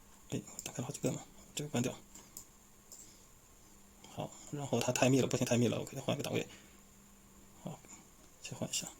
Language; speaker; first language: Chinese; native; Chinese